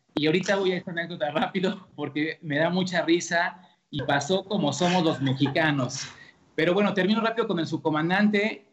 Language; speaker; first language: Spanish; native; Spanish